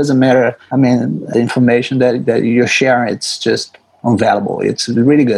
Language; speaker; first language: English; non-native, fluent; Portuguese